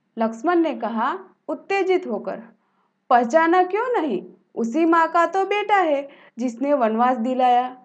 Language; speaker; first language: Hindi; non-native, local second language; Gujarati